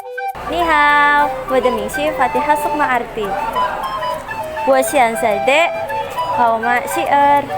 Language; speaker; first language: Chinese; non-native, learner; Indonesian